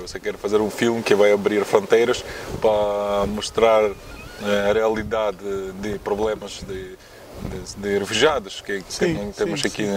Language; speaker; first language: Portuguese; non-native, learner; Russian